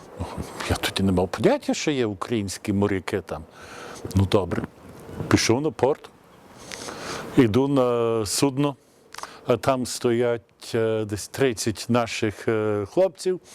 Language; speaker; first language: Ukrainian; early bilingual, heritage; Ukrainian